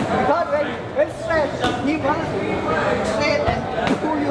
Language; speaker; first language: English; non-native, learner; Thai